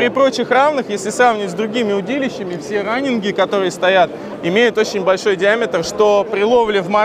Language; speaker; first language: Russian; native; Russian